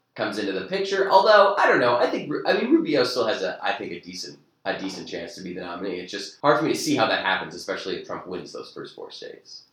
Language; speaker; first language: English; native; English